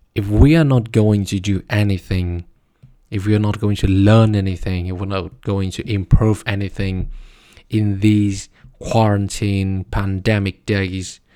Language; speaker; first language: English; non-native, fluent; Vietnamese